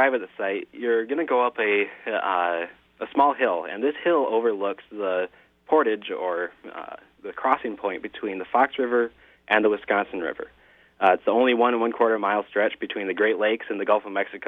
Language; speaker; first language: English; native; English